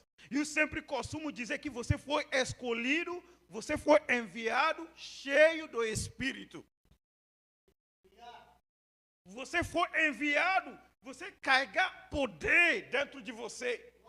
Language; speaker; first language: Portuguese; non-native, learner; Yoruba